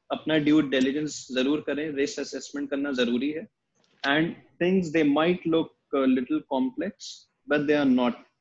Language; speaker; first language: Hindi; native; Hindi